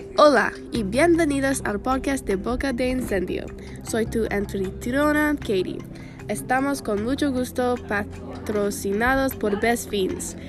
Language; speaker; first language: Spanish; non-native, learner; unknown